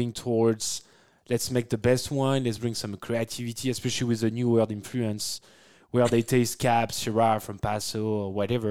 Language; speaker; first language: English; non-native, fluent; French